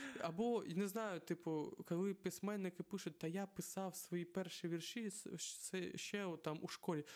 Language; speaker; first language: Ukrainian; non-native, local second language; Russian